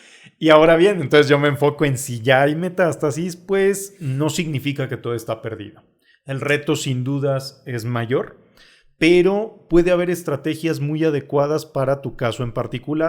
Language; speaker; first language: Spanish; native; Spanish